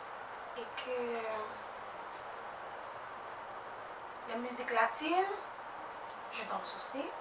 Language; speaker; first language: French; non-native, local second language; Haitian Creole